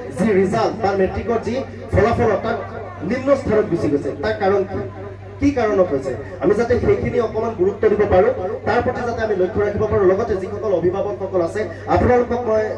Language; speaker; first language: Assamese; non-native, local second language; Sylheti